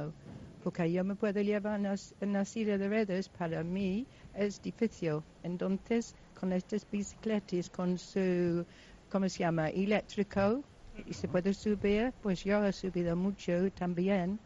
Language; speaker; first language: Spanish; non-native, local second language; Basque